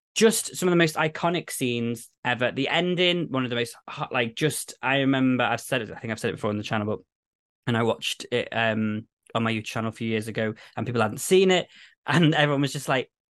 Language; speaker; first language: English; native; English